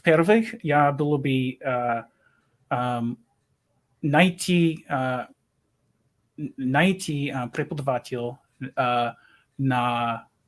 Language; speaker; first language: Russian; non-native, learner; English